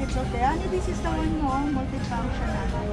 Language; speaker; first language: English; non-native, local second language; Filipino